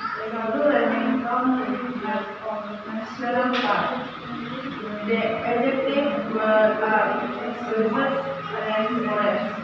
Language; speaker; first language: English; non-native, learner; Indonesian